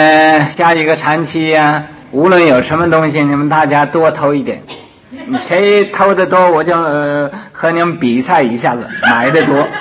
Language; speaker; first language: Chinese; native; Chinese